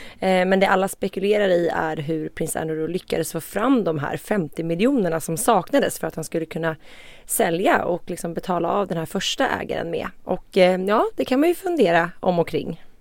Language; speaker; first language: Swedish; native; Swedish